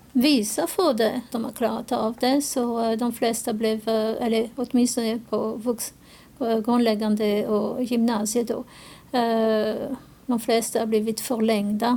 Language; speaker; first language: Swedish; non-native, fluent; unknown